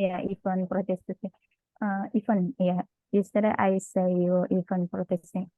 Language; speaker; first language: English; non-native, learner; Indonesian